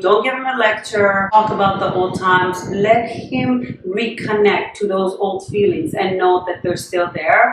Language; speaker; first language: English; non-native, fluent; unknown